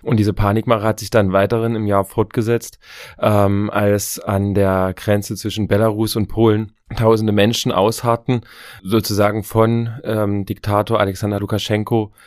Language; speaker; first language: German; native; German